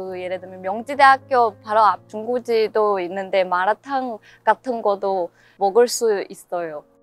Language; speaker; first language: Korean; non-native, fluent; Chinese